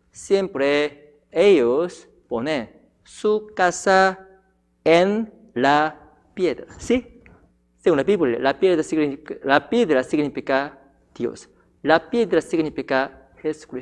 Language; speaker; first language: Spanish; non-native, fluent; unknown